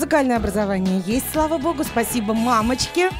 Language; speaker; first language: Russian; native; Russian